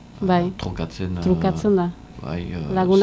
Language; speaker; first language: Basque; non-native, learner; French